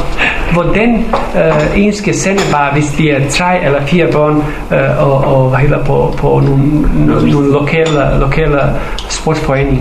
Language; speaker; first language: Danish; non-native, fluent; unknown